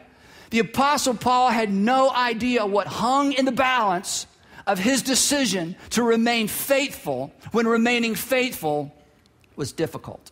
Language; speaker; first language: English; native; English